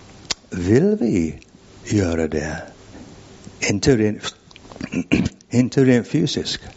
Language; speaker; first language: Swedish; non-native, fluent; English